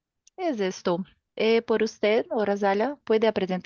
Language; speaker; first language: Spanish; non-native, learner; Portuguese